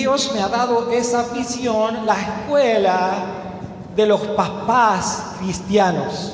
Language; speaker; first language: Spanish; non-native, learner; Romanian